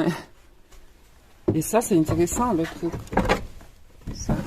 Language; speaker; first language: French; non-native, fluent; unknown